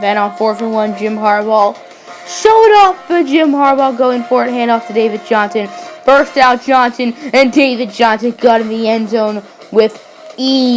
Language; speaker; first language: English; native; English